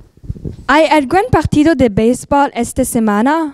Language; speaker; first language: Spanish; non-native, learner; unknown